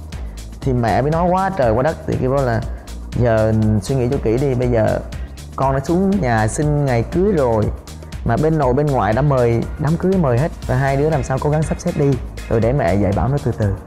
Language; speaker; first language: Vietnamese; native; Vietnamese